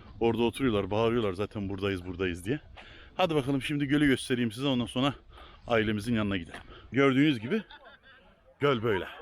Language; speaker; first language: Turkish; early bilingual, heritage; Turkish